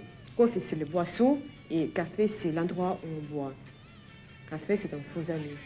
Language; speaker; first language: French; non-native, fluent; Russian